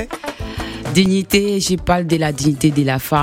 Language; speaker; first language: French; non-native, local second language; Mandingo